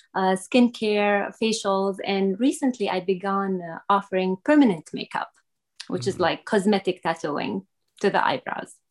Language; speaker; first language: English; non-native, fluent; Arabic